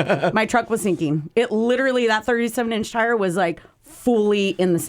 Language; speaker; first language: English; native; English